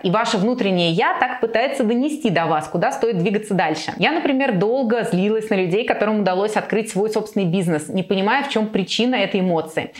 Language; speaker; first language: Russian; native; Russian